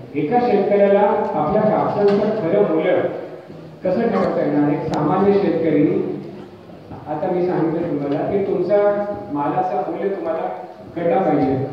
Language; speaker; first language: Marathi; non-native, local second language; Hindi